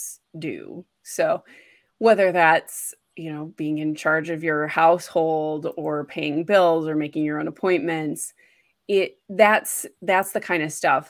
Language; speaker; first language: English; native; English